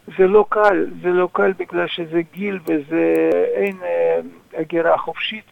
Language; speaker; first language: Hebrew; non-native, fluent; Russian